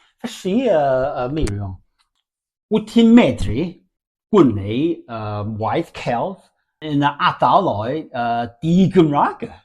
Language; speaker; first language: Welsh; non-native, learner; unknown